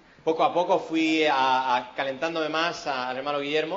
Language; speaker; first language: Spanish; early bilingual, other home language; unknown